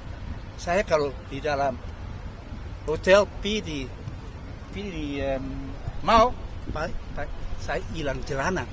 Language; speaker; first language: Indonesian; early bilingual, heritage; Indonesian